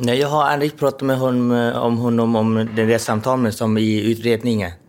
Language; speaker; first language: Swedish; non-native, fluent; Vietnamese